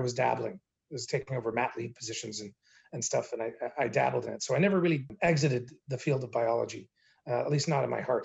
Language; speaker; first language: English; native; English